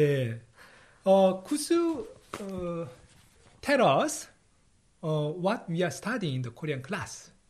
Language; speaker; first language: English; non-native, fluent; Korean